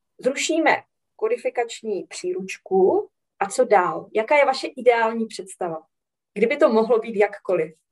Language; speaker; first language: Czech; native; Czech